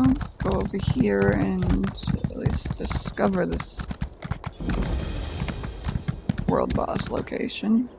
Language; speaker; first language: English; native; English